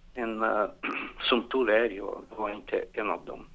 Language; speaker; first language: Swedish; non-native, fluent; Portuguese